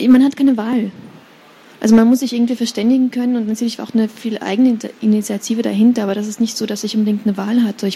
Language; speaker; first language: German; early bilingual, other home language; Russian